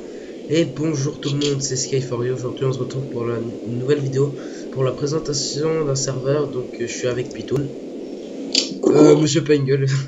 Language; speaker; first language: French; native; French